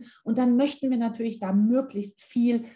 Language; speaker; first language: German; native; German